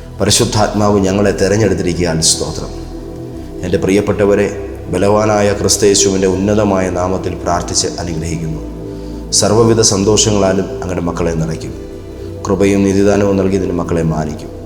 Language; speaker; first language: Malayalam; native; Malayalam